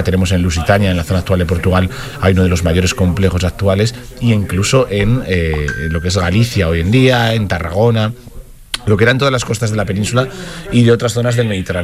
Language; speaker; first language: Spanish; native; Spanish